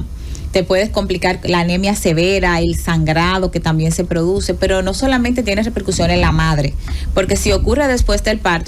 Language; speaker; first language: Spanish; native; Spanish